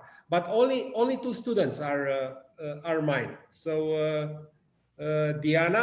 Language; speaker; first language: English; non-native, learner; Romanian